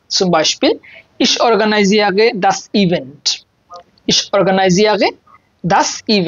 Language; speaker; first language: German; non-native, learner; Bangla